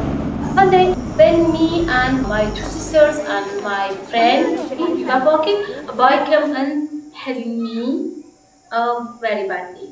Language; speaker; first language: English; non-native, learner; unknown